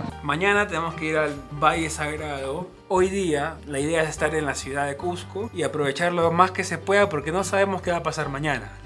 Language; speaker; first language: Spanish; native; Spanish